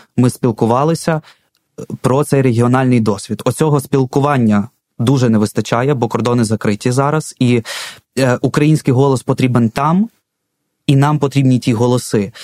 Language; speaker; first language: Ukrainian; non-native, local second language; Russian